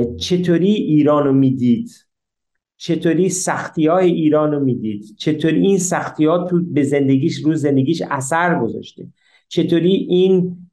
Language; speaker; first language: Persian; early bilingual, heritage; Persian